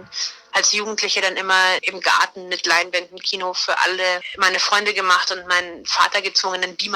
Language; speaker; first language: German; native; German